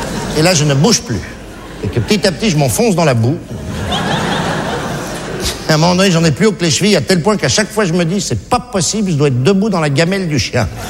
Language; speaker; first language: French; native; French